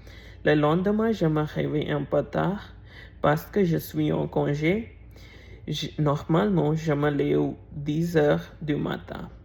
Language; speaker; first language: French; non-native, learner; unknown